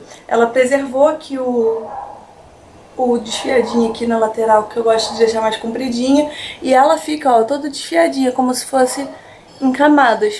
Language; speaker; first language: Portuguese; native; Portuguese